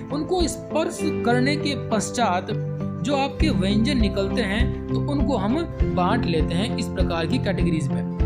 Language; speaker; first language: Hindi; native; Hindi